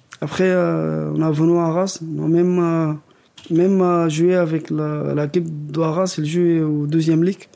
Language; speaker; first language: French; non-native, learner; Arabic